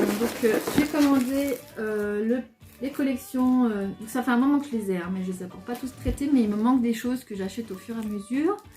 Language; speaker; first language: French; native; French